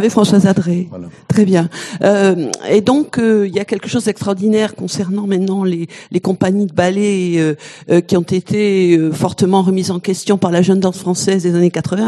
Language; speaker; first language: French; native; French